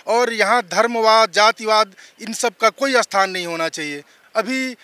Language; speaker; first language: Hindi; native; Hindi